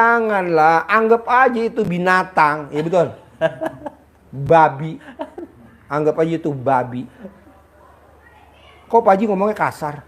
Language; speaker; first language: Indonesian; native; Indonesian